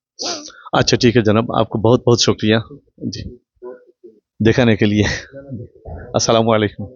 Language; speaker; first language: Hindi; non-native, learner; Bangla